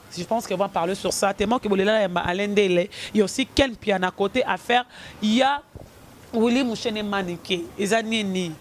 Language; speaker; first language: French; non-native, local second language; Lingala